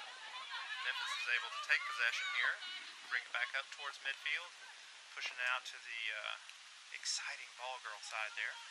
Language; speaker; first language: English; native; English